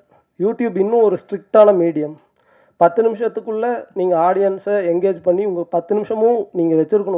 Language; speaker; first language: Tamil; native; Tamil